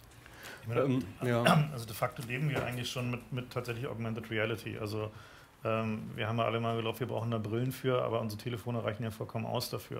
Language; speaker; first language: German; native; German